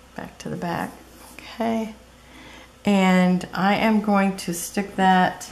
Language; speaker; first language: English; native; English